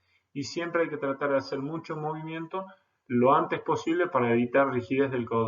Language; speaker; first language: Spanish; native; Spanish